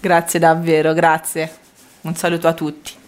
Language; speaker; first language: Italian; native; Italian